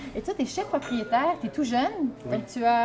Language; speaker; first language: French; native; French